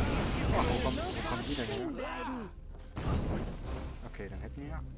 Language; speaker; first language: German; native; German